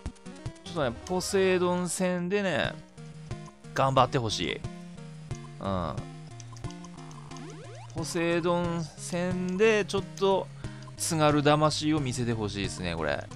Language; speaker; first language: Japanese; native; Japanese